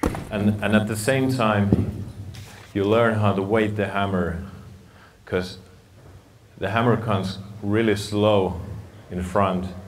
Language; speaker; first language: English; non-native, fluent; Finnish